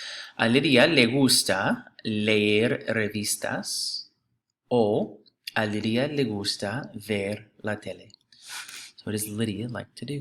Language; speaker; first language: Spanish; non-native, fluent; English